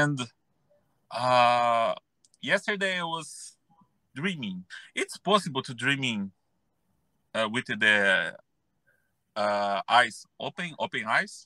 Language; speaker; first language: English; non-native, learner; Portuguese